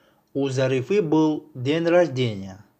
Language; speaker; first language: Russian; non-native, fluent; Tajik